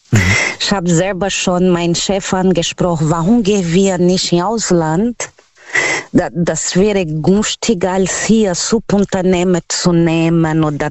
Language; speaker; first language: German; non-native, fluent; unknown